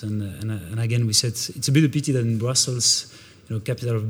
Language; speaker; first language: English; non-native, fluent; French